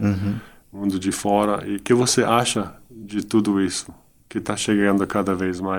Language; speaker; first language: Portuguese; non-native, fluent; Dutch